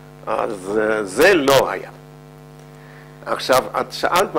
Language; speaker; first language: Hebrew; non-native, fluent; Dutch